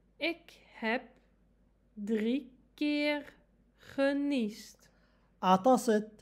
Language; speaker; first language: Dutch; non-native, fluent; Arabic